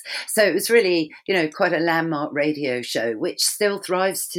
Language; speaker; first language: English; native; English